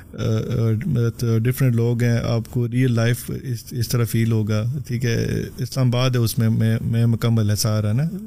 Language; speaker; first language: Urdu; non-native, local second language; Punjabi